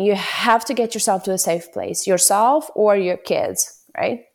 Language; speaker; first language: English; non-native, fluent; Ukrainian